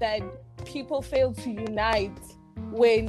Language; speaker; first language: English; non-native, local second language; Zulu